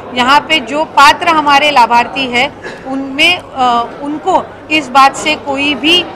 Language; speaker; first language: Hindi; non-native, local second language; Marathi